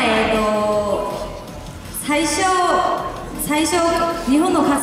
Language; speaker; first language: Japanese; non-native, fluent; Korean